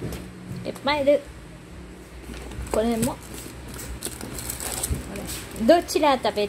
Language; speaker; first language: Japanese; non-native, learner; Vietnamese